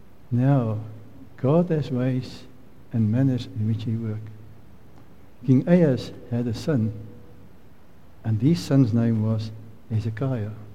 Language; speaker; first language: English; non-native, local second language; Afrikaans